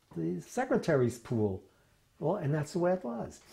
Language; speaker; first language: English; native; English